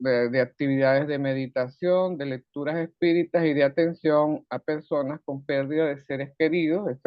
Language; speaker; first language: Spanish; native; Spanish